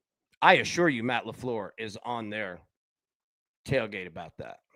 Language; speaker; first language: English; native; English